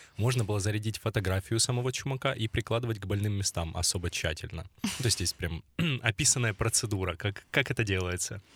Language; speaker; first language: Russian; native; Russian